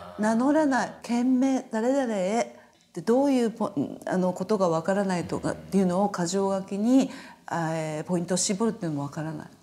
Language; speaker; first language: Japanese; native; Japanese